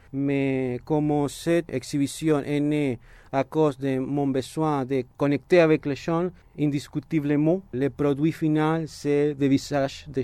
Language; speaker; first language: French; non-native, fluent; Spanish